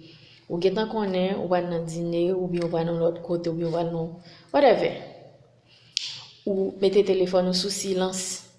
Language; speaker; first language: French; non-native, local second language; Haitian Creole